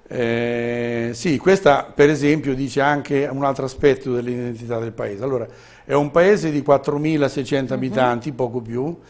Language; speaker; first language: Italian; native; Italian